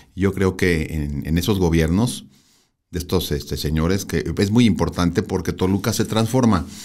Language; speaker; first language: Spanish; native; Spanish